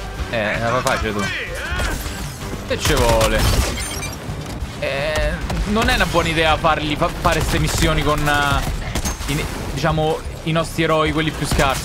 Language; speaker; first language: Italian; native; Italian